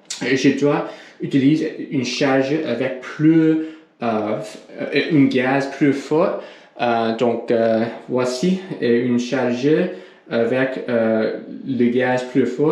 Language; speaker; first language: French; non-native, learner; English